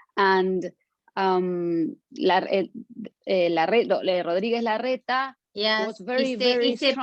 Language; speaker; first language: English; non-native, fluent; Spanish